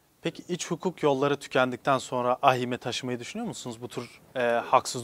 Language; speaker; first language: Turkish; non-native, local second language; Kurdish